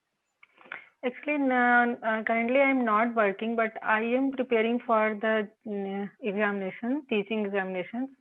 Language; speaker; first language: English; non-native, local second language; Hindi